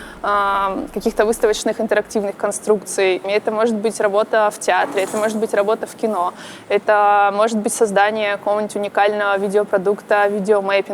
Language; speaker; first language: Russian; native; Russian